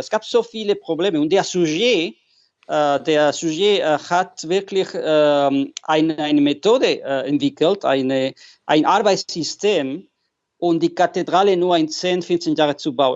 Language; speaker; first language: German; non-native, fluent; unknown